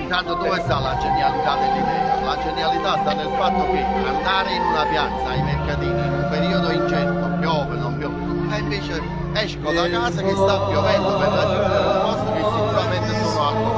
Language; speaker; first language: Italian; native; Italian